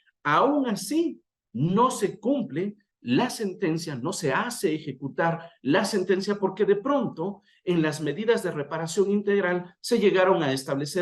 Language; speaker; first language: Spanish; native; Spanish